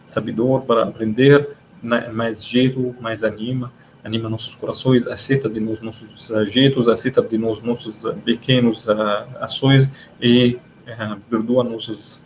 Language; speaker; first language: Portuguese; non-native, learner; Arabic